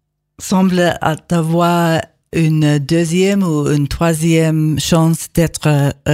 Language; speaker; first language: French; non-native, learner; English